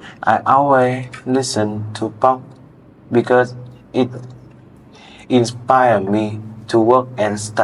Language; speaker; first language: English; non-native, learner; Vietnamese